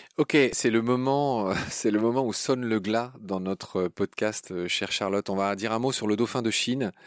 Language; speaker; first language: French; native; French